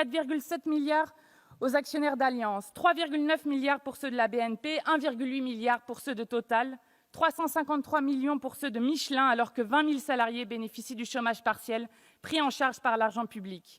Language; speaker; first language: French; native; French